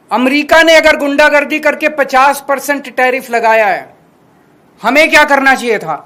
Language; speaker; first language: Hindi; native; Hindi